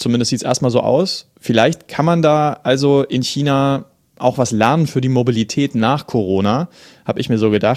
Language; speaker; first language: German; native; German